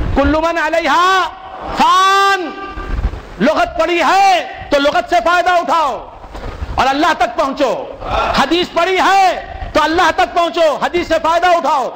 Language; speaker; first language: Urdu; native; Urdu